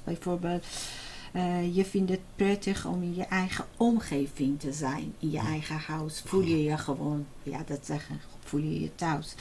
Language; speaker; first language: Dutch; non-native, fluent; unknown